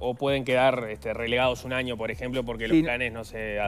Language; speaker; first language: Spanish; native; Spanish